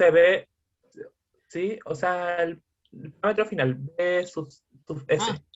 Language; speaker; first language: Spanish; native; Spanish